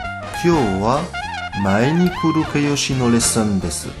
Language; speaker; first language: Japanese; non-native, fluent; French